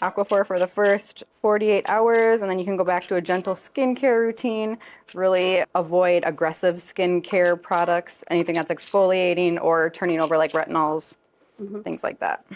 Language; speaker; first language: English; native; English